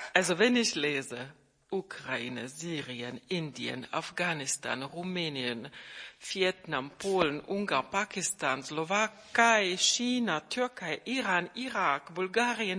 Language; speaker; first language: German; non-native, fluent; Czech